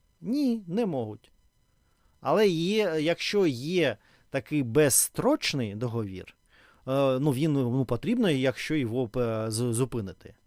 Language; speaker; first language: Ukrainian; non-native, learner; Russian